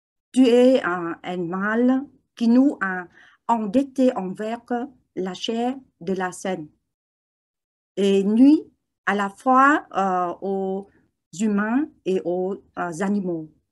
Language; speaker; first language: French; non-native, learner; Vietnamese